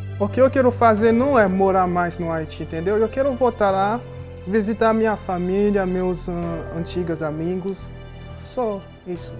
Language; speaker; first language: Portuguese; non-native, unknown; Haitian Creole